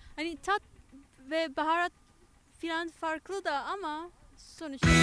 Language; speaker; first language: Turkish; non-native, fluent; Indonesian